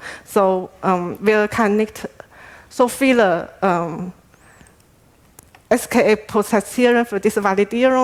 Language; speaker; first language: German; non-native, learner; Chinese